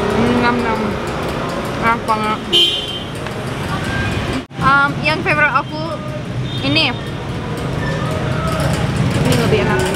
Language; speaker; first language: Indonesian; non-native, learner; English